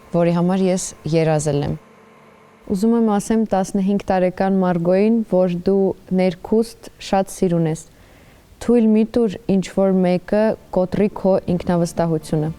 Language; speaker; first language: Armenian; early bilingual, heritage; Armenian